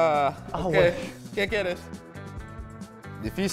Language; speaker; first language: Spanish; non-native, learner; Dutch